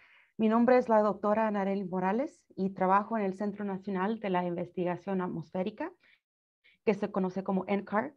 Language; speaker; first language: Spanish; early bilingual, heritage; Spanish